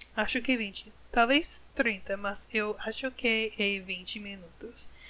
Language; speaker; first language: Portuguese; non-native, learner; English